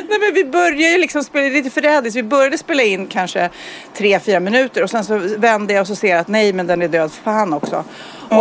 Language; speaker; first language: Swedish; native; Swedish